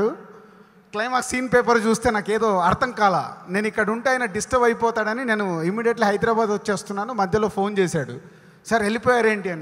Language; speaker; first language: Telugu; native; Telugu